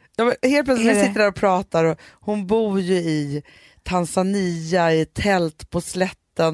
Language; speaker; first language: Swedish; native; Swedish